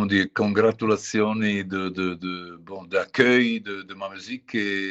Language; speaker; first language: French; non-native, fluent; Italian